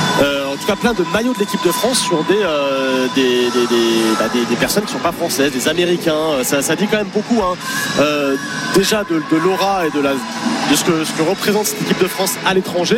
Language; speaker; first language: French; native; French